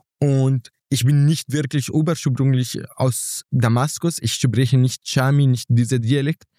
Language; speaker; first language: German; non-native, fluent; Arabic